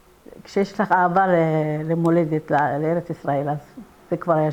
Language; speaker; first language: Hebrew; non-native, fluent; Persian